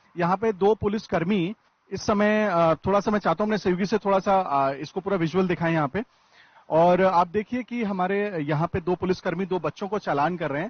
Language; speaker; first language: Hindi; native; Hindi